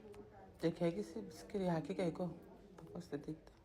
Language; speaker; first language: Danish; non-native, learner; Swahili